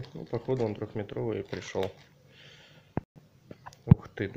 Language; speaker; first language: Russian; native; Russian